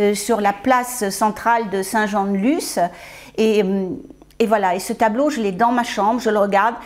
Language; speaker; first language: French; native; French